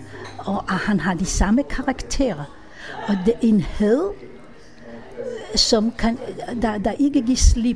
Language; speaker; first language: Danish; non-native, fluent; Hebrew